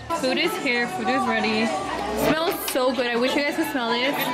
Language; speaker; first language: English; early bilingual, other home language; Spanish